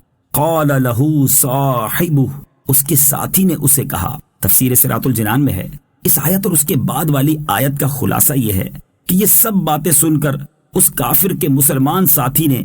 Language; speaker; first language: Urdu; native; Urdu